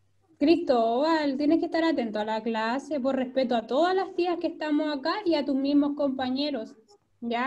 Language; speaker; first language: Spanish; native; Spanish